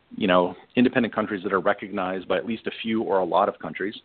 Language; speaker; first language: English; native; English